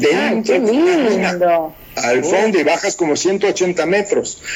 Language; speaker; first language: Spanish; non-native, fluent; Romanian